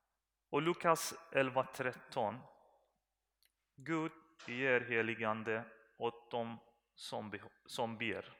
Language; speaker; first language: Swedish; non-native, learner; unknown